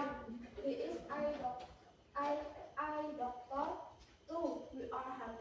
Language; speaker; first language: English; non-native, learner; Indonesian